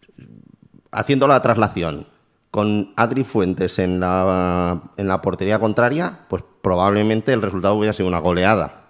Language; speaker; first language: Spanish; native; Spanish